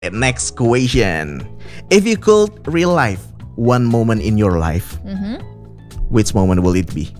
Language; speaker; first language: English; non-native, fluent; Indonesian